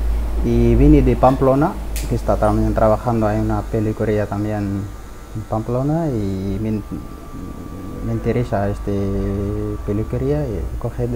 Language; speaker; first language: Spanish; non-native, learner; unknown